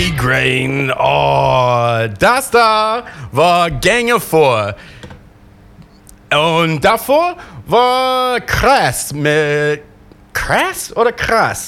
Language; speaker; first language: German; non-native, learner; English